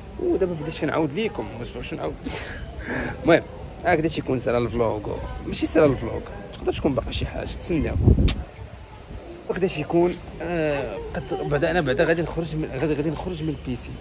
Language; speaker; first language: Arabic; native; Arabic